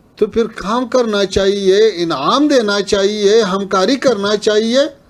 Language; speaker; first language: Hindi; non-native, fluent; Pashto